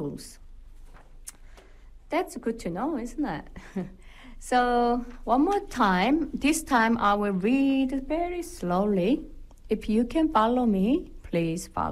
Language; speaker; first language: English; non-native, fluent; Korean